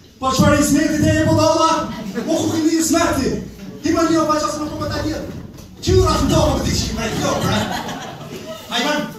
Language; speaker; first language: Norwegian; early bilingual, other home language; Albanian